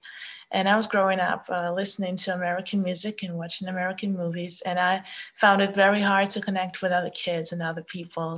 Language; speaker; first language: English; non-native, fluent; Russian